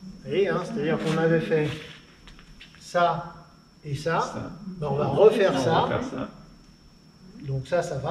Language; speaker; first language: French; native; French